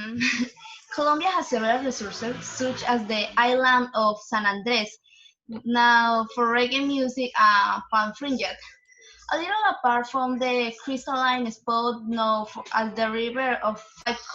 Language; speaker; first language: English; non-native, learner; Spanish